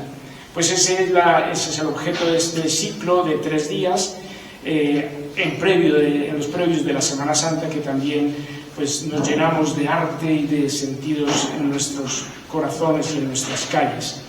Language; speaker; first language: Spanish; native; Spanish